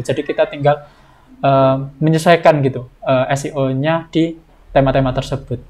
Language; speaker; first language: Indonesian; native; Indonesian